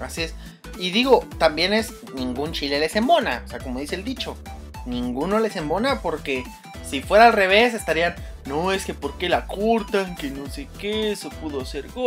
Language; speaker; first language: Spanish; native; Spanish